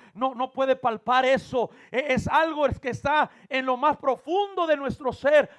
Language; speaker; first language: Spanish; early bilingual, heritage; Spanish